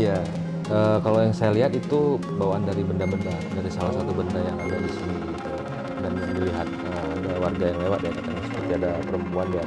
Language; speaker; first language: Indonesian; native; Indonesian